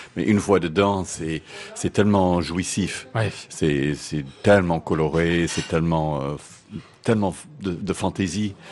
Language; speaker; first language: French; native; French